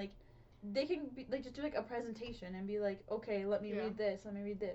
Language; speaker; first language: English; native; English